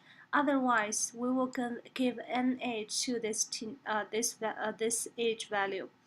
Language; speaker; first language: English; non-native, fluent; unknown